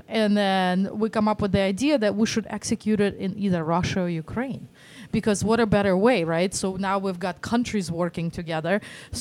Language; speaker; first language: English; non-native, fluent; Russian